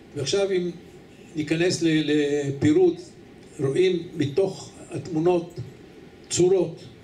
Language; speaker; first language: Hebrew; native; Hebrew